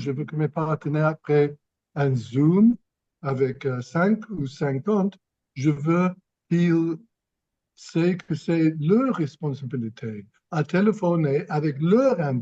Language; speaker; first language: French; non-native, fluent; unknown